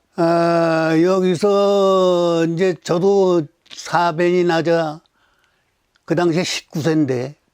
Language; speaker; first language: Korean; native; Korean